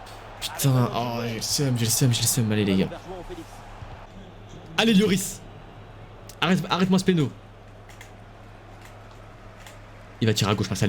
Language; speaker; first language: French; native; French